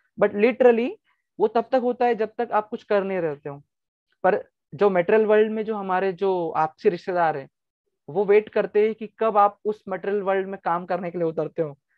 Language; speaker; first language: Hindi; non-native, local second language; Gujarati